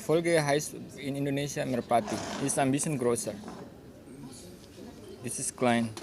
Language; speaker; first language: German; non-native, learner; Indonesian